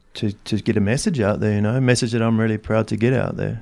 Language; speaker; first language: English; native; English